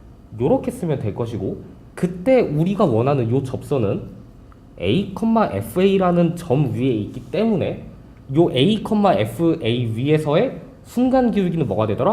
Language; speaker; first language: Korean; native; Korean